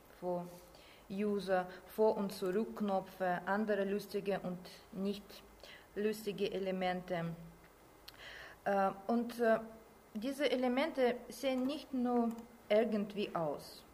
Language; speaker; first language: German; non-native, learner; Russian